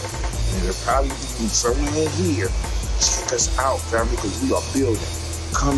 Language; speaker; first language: English; native; English